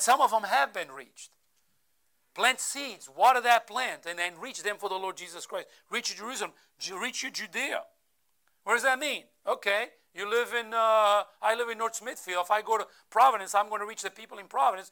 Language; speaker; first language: English; non-native, fluent; Portuguese